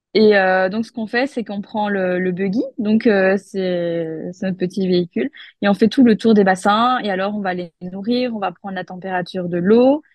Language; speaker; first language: French; native; French